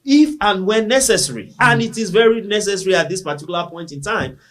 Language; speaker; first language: English; non-native, local second language; Yoruba